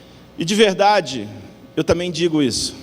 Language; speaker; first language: Portuguese; native; Portuguese